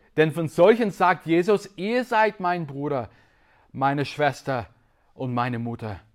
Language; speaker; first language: German; non-native, fluent; English